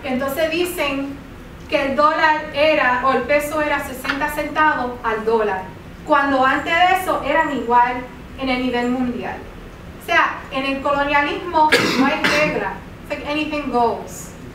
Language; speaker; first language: Spanish; early bilingual, heritage; Spanish